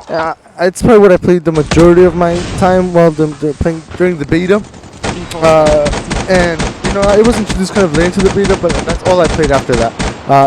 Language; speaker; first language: English; native; English